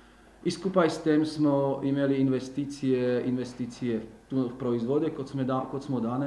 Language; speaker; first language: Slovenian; non-native, learner; Slovak